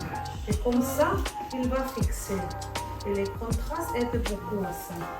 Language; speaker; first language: French; non-native, fluent; Spanish